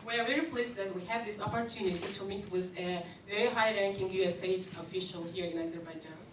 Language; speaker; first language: English; non-native, fluent; Azerbaijani